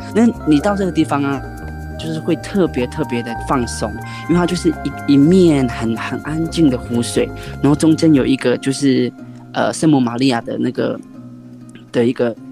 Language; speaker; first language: Chinese; native; Chinese